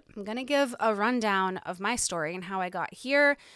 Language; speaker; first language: English; early bilingual, other home language; Ukrainian